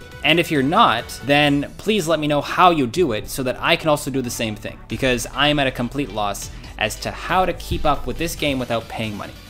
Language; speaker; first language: English; native; English